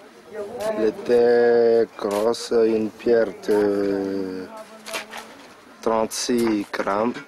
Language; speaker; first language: French; non-native, local second language; Malagasy